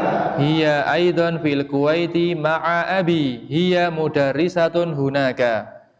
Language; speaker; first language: Arabic; non-native, fluent; Indonesian